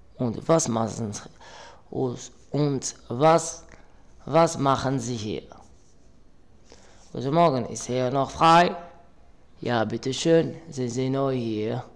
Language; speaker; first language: German; non-native, learner; Arabic